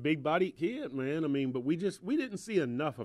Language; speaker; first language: English; native; English